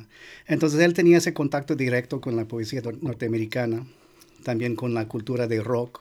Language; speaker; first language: Spanish; non-native, fluent; English